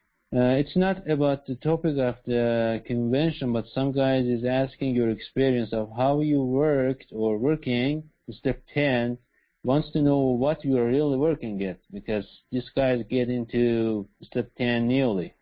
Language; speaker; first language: English; non-native, learner; Persian